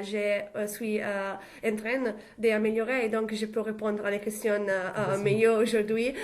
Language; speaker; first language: French; non-native, learner; Italian